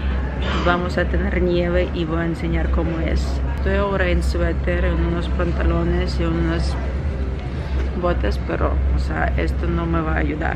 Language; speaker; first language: Spanish; non-native, learner; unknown